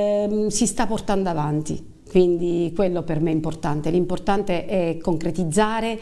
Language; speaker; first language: Italian; native; Italian